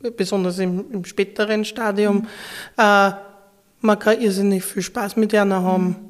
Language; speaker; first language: German; native; German